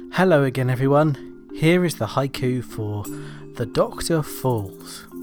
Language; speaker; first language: English; native; English